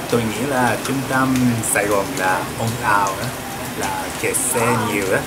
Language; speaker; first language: Vietnamese; non-native, learner; Japanese